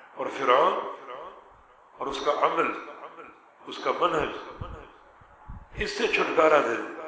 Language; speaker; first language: Urdu; native; Urdu